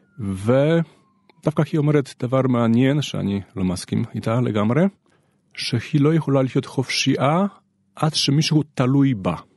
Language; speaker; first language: Hebrew; non-native, fluent; Polish